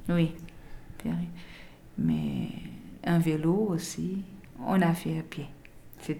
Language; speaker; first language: French; non-native, learner; Portuguese